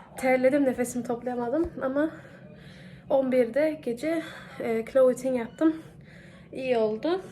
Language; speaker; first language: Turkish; early bilingual, heritage; Turkish